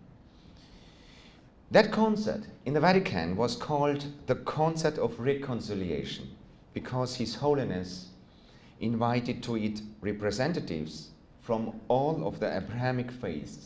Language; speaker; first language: English; non-native, fluent; German